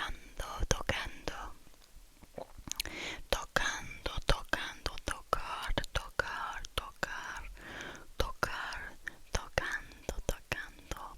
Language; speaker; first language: Spanish; non-native, learner; English